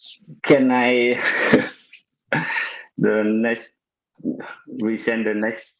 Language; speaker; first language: English; non-native, fluent; Vietnamese